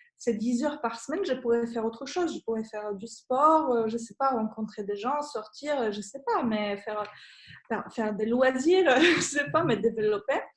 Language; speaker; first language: French; non-native, fluent; Polish